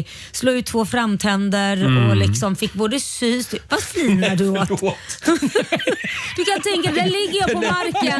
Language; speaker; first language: Swedish; native; Swedish